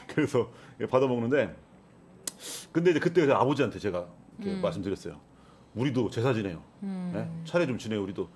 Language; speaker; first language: Korean; native; Korean